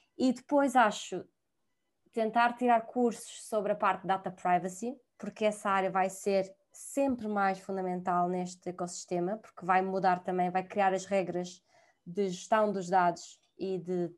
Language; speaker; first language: Portuguese; non-native, fluent; Italian